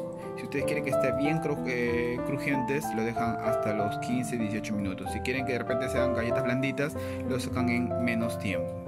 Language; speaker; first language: Spanish; native; Spanish